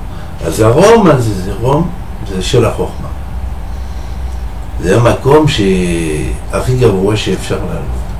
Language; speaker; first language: Hebrew; non-native, fluent; French